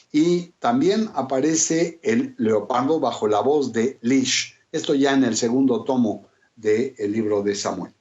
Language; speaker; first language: Spanish; native; Spanish